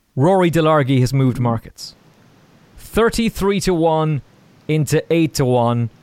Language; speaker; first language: English; native; English